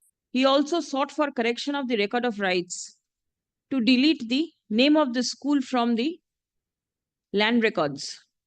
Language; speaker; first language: English; non-native, local second language; Bangla